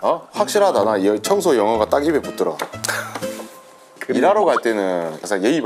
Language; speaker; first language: Korean; native; Korean